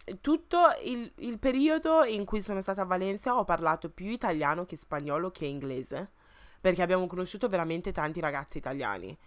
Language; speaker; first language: Italian; early bilingual, other home language; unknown